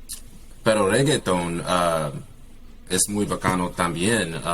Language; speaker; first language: Spanish; non-native, learner; English